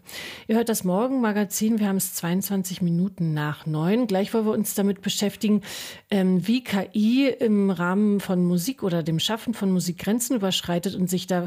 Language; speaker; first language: German; native; German